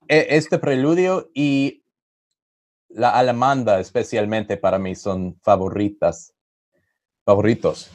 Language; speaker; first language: Spanish; non-native, learner; English